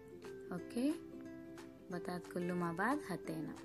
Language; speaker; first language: Arabic; non-native, learner; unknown